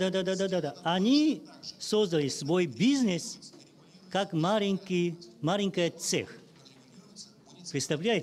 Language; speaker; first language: Russian; non-native, learner; Japanese